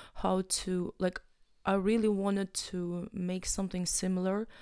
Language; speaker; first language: English; non-native, learner; Ukrainian